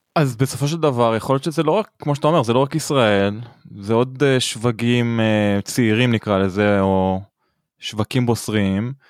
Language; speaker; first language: Hebrew; native; Hebrew